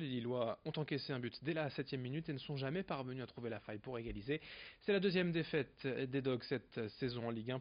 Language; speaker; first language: French; native; French